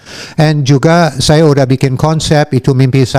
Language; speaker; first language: Indonesian; non-native, learner; English